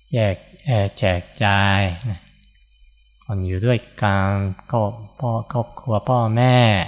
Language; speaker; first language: Thai; non-native, fluent; Japanese